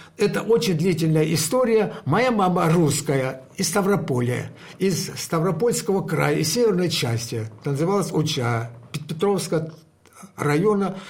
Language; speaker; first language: Russian; native; Russian